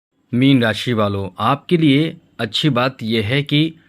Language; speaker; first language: Hindi; native; Hindi